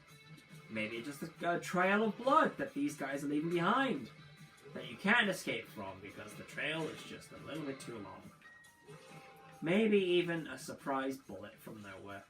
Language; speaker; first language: English; native; English